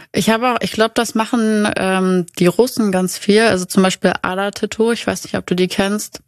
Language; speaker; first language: German; native; German